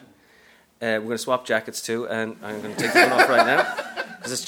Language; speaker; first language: English; native; English